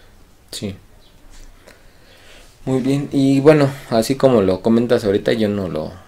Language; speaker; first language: Spanish; native; Spanish